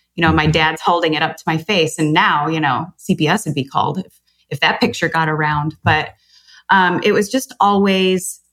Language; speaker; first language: English; native; English